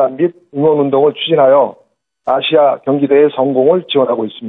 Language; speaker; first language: Korean; native; Korean